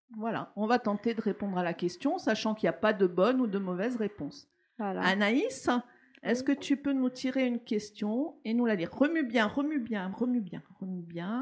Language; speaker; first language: French; native; French